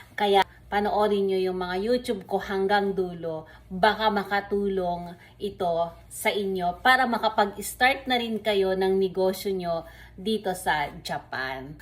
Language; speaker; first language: Filipino; non-native, local second language; Iloko